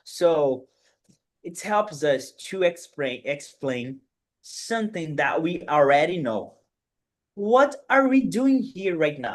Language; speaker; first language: English; non-native, fluent; Portuguese